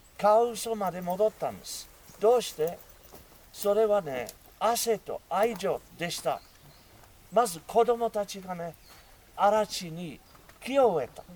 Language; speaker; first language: Japanese; non-native, fluent; English